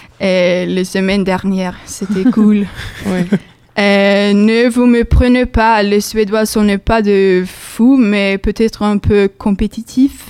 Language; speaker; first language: French; non-native, learner; Swedish